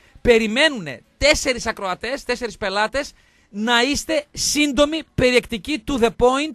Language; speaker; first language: Greek; native; Greek